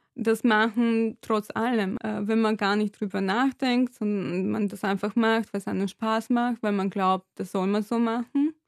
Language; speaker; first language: German; non-native, fluent; Serbian